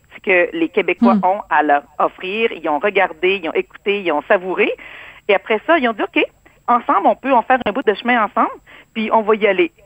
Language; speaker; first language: French; native; French